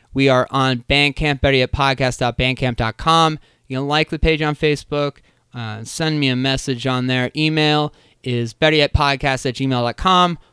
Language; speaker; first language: English; native; English